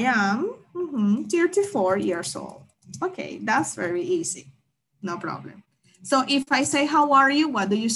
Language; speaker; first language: English; non-native, fluent; Spanish